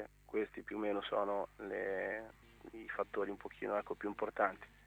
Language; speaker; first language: Italian; native; Italian